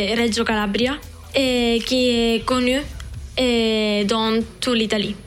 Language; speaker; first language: French; non-native, learner; Italian